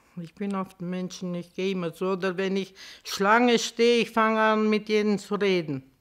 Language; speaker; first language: German; non-native, fluent; Romanian